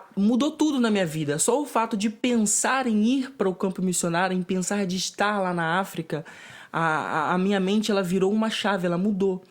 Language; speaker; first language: Portuguese; native; Portuguese